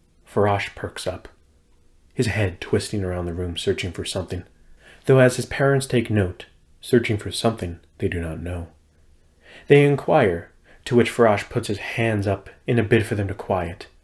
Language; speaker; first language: English; native; English